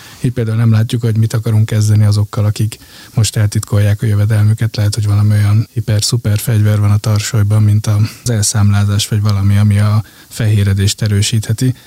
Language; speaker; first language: Hungarian; native; Hungarian